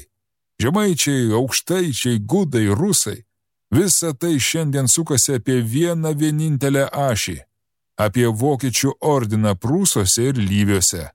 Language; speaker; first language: Lithuanian; native; Lithuanian